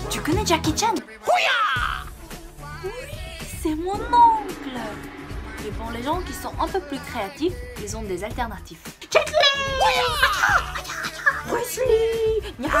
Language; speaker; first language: French; non-native, fluent; Korean